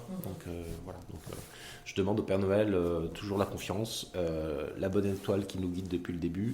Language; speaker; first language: French; native; French